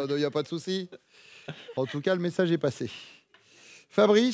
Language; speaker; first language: French; native; French